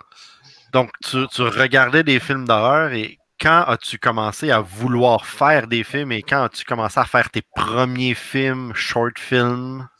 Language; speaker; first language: French; native; French